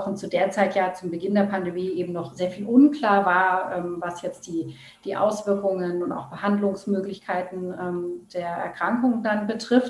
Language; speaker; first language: German; native; German